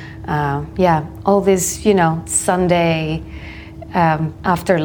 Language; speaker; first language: English; non-native, fluent; Spanish